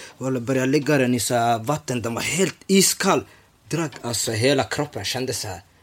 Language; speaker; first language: Swedish; early bilingual, other home language; Somali